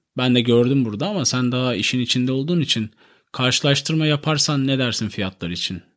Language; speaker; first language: Turkish; native; Turkish